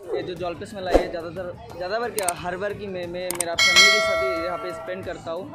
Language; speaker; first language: Hindi; non-native, local second language; Bangla